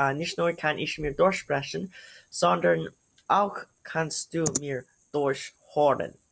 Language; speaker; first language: German; non-native, learner; English